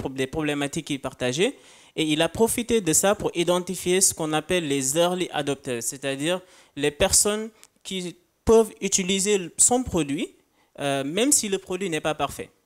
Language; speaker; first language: French; non-native, local second language; Wolof